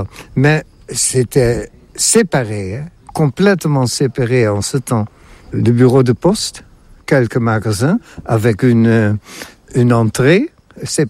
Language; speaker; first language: French; non-native, fluent; Dutch